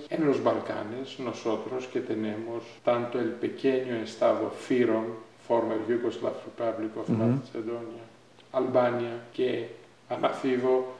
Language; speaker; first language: Spanish; non-native, fluent; Greek